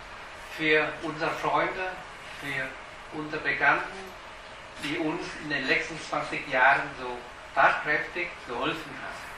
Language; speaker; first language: German; non-native, fluent; Vietnamese